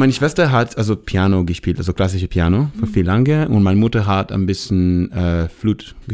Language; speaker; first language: German; non-native, learner; Hebrew